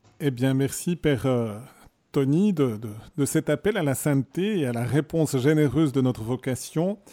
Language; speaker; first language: French; native; French